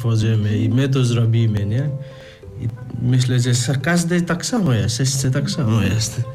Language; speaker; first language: Polish; non-native, learner; Nepali